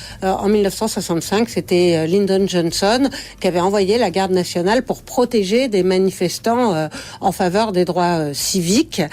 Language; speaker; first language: French; native; French